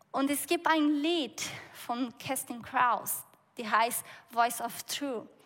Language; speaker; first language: German; non-native, fluent; Portuguese